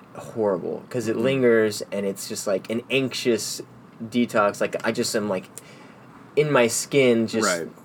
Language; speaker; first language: English; native; English